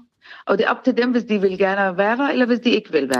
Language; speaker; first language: Danish; non-native, fluent; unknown